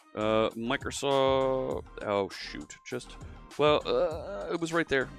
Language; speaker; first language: English; native; English